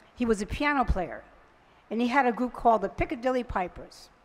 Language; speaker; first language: English; native; English